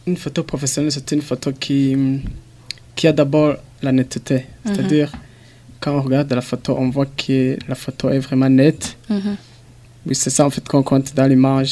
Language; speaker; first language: French; non-native, local second language; Rundi